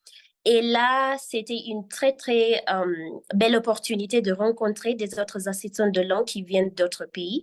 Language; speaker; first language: French; non-native, fluent; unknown